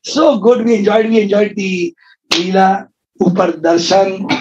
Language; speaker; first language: English; non-native, local second language; Hindi